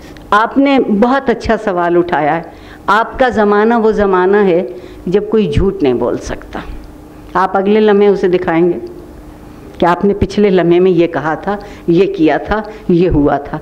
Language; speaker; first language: Urdu; native; Urdu